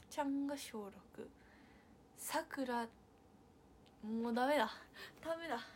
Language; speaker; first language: Japanese; native; Japanese